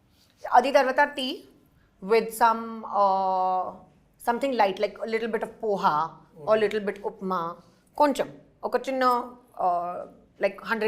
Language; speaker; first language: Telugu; non-native, fluent; Hindi